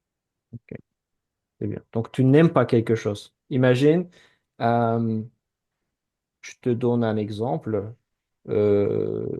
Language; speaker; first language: French; non-native, fluent; Azerbaijani